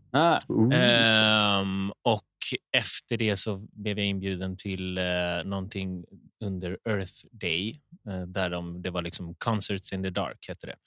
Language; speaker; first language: Swedish; native; Swedish